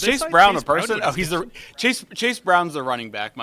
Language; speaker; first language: English; native; English